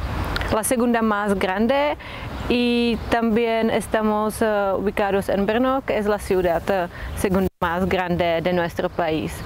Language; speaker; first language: Spanish; non-native, fluent; Czech